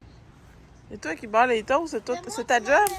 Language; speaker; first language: French; native; French